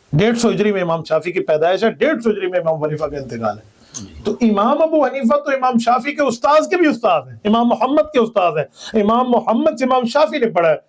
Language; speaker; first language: Urdu; non-native, local second language; Punjabi